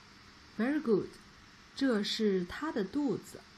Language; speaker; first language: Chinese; native; Chinese